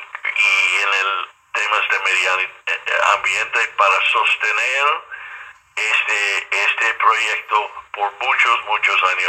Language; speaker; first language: Spanish; non-native, fluent; English